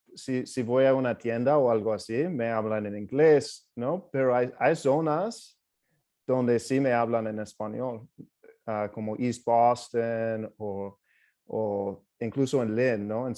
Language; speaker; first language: Spanish; non-native, fluent; English